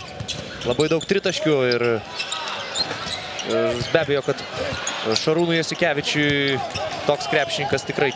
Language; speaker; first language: Lithuanian; native; Lithuanian